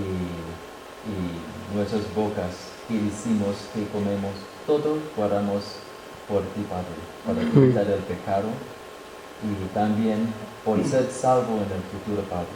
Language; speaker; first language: Spanish; non-native, fluent; English